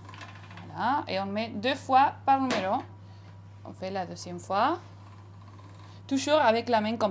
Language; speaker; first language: French; non-native, fluent; Spanish